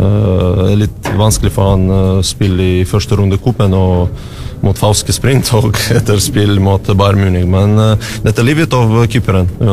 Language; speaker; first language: Norwegian; non-native, learner; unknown